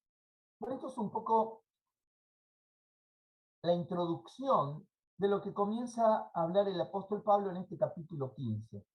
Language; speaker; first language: Spanish; native; Spanish